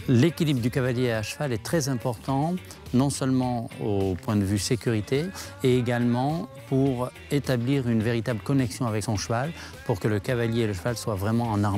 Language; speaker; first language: French; native; French